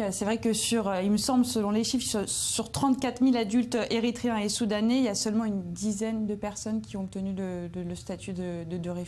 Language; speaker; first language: French; native; French